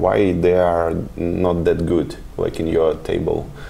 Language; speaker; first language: English; non-native, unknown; Russian